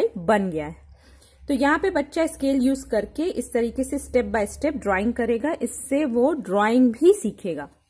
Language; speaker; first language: Hindi; native; Hindi